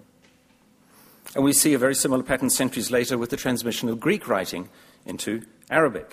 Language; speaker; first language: English; native; English